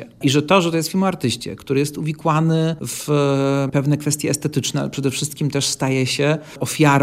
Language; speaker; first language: Polish; native; Polish